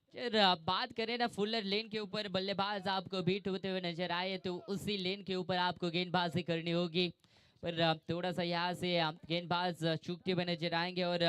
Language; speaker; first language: Hindi; non-native, local second language; Marathi